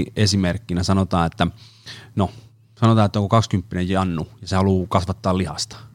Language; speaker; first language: Finnish; native; Finnish